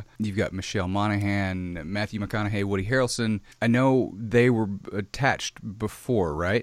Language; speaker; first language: English; native; English